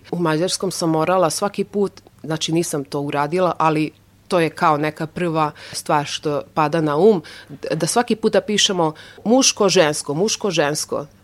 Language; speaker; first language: Serbian; non-native, local second language; Hungarian